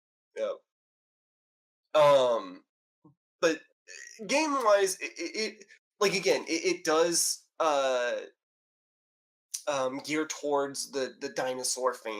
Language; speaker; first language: English; native; English